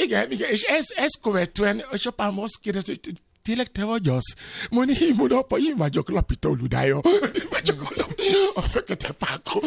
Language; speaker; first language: Hungarian; non-native, fluent; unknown